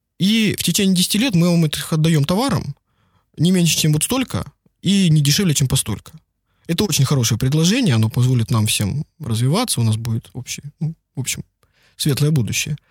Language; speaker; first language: Russian; native; Russian